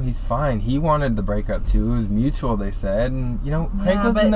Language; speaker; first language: English; native; English